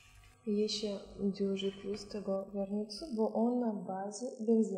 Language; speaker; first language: Polish; non-native, learner; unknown